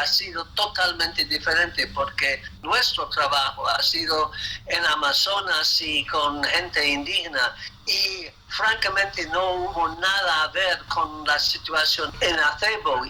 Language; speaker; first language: Spanish; non-native, fluent; English